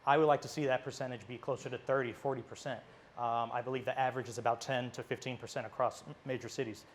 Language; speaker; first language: English; native; English